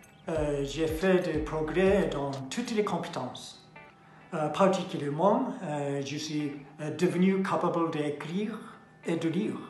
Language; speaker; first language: French; non-native, learner; Japanese